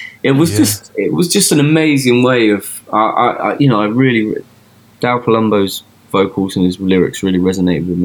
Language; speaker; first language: English; native; English